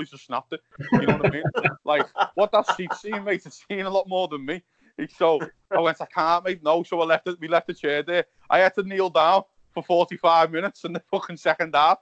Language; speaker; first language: English; native; English